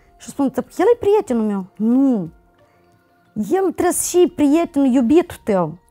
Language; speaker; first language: Romanian; native; Romanian